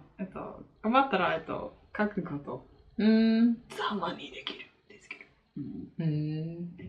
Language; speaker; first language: Japanese; non-native, learner; English